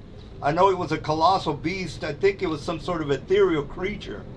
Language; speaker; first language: English; native; English